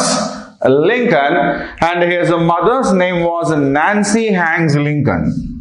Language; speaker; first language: English; non-native, local second language; Telugu